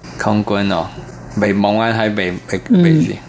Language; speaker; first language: Vietnamese; non-native, learner; Chinese